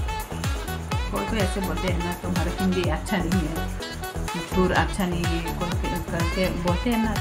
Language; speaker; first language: Hindi; non-native, local second language; Bangla